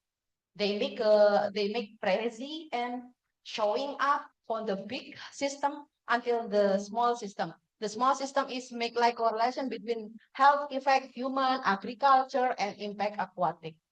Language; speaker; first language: English; non-native, fluent; Indonesian